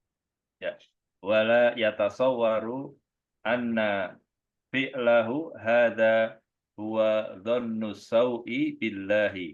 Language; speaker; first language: Arabic; non-native, learner; Indonesian